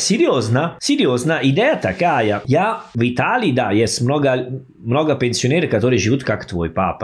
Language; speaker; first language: Russian; non-native, learner; Italian